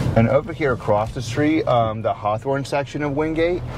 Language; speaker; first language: English; native; English